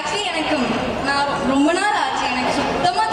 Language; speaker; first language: Tamil; non-native, learner; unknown